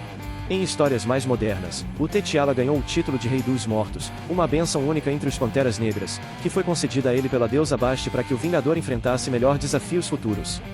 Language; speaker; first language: Portuguese; native; Portuguese